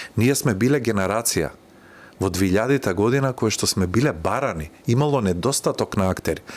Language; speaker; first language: Macedonian; native; Macedonian